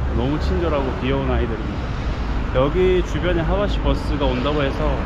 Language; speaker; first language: Korean; native; Korean